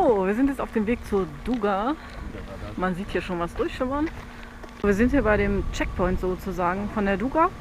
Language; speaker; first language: German; native; German